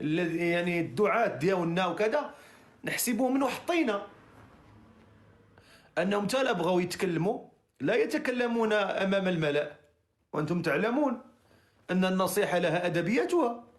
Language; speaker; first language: Arabic; native; Arabic